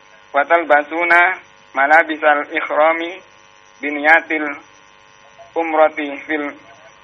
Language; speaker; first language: Arabic; non-native, fluent; Indonesian